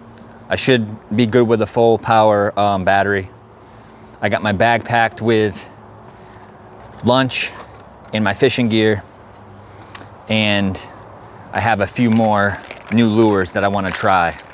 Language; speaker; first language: English; native; English